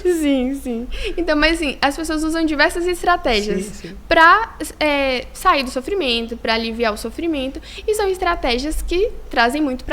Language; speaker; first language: Portuguese; native; Portuguese